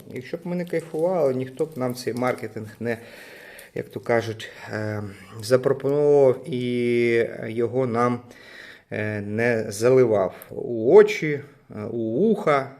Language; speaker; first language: Ukrainian; non-native, local second language; Russian